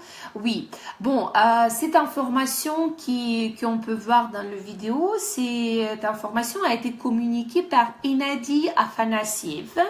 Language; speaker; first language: French; non-native, fluent; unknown